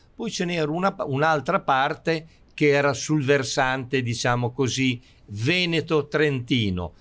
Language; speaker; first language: Italian; native; Italian